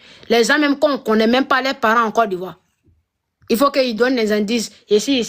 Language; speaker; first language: French; non-native, local second language; Dyula